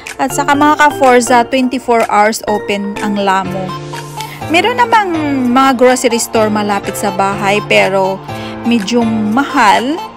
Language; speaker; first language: Filipino; native; Filipino